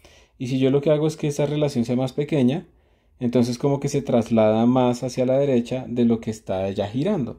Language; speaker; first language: Spanish; native; Spanish